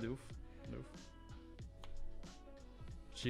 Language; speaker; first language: French; native; French